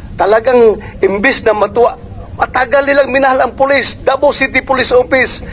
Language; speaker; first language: Filipino; non-native, local second language; Cebuano